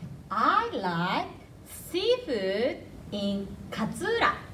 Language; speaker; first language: English; non-native, fluent; Japanese